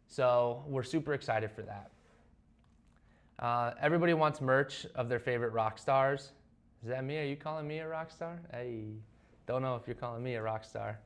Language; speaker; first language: English; native; English